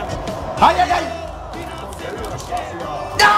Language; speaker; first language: French; native; French